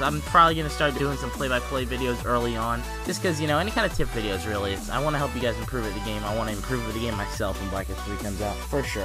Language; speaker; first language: English; native; English